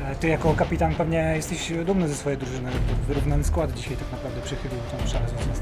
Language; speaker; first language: Polish; native; Polish